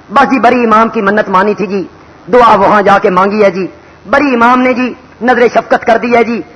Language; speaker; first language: Urdu; non-native, local second language; Punjabi